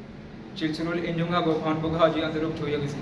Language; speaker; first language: Korean; non-native, learner; Punjabi